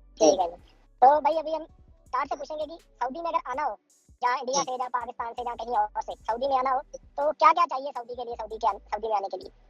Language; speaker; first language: Hindi; non-native, local second language; Punjabi